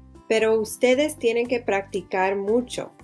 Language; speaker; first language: Spanish; non-native, fluent; English